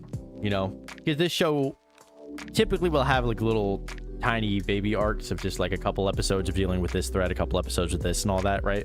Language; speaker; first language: English; native; English